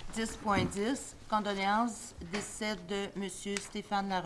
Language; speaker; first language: French; native; French